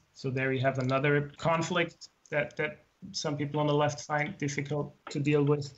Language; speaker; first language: English; non-native, fluent; German